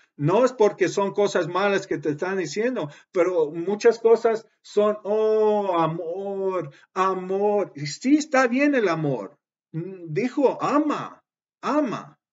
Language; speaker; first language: Spanish; early bilingual, heritage; Spanish